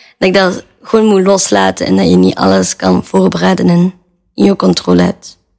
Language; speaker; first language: Dutch; native; Dutch